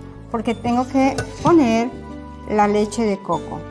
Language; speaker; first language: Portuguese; non-native, learner; Spanish